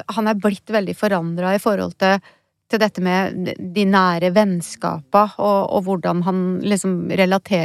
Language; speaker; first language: Norwegian; native; Norwegian